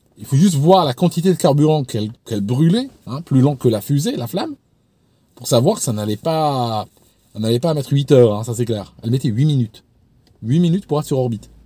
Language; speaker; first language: French; non-native, local second language; Arabic